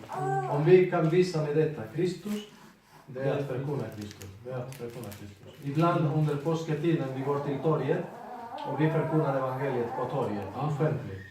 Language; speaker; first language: Swedish; non-native, fluent; Spanish